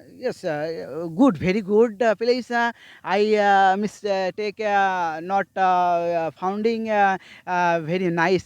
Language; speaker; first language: English; non-native, learner; Bangla